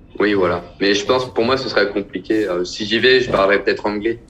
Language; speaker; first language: French; native; French